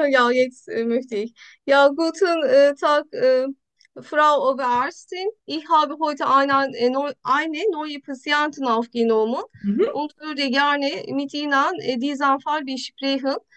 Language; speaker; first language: German; non-native, learner; Turkish